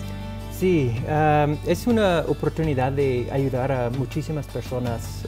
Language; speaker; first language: Spanish; non-native, fluent; English